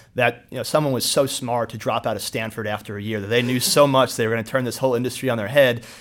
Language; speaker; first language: English; native; English